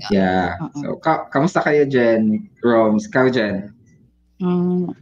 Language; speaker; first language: Filipino; non-native, local second language; Cebuano